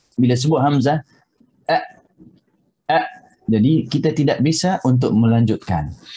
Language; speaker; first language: Malay; non-native, fluent; Arabic